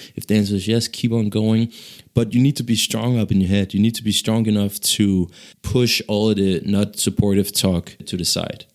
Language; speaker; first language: English; non-native, local second language; Danish